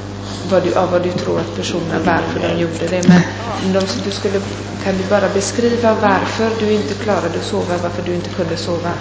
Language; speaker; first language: Swedish; non-native, fluent; Italian